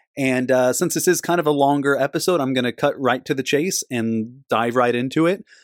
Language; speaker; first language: English; native; English